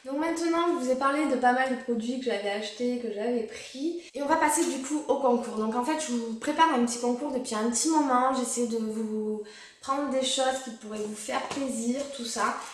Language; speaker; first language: French; native; French